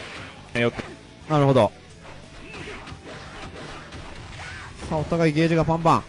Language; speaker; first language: Japanese; native; Japanese